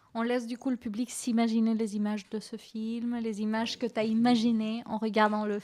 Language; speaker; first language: French; native; French